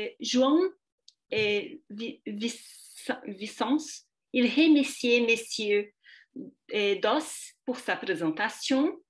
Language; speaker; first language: French; non-native, fluent; Portuguese